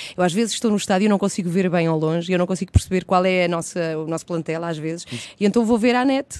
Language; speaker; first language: Portuguese; early bilingual, heritage; Portuguese